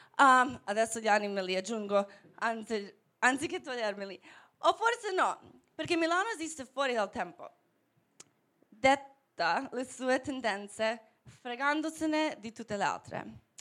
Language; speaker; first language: Italian; native; Italian